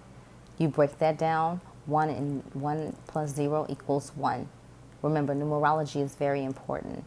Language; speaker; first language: English; native; English